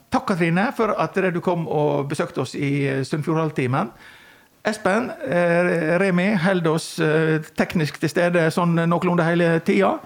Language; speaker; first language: Norwegian; native; Norwegian